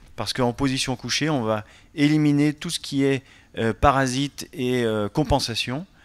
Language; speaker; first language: French; native; French